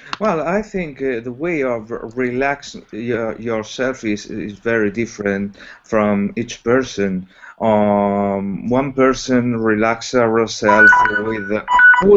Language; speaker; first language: English; non-native, learner; Italian